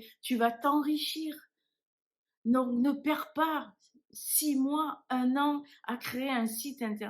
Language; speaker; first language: French; native; French